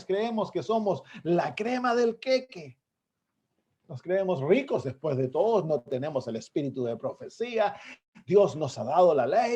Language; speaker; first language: Spanish; native; Spanish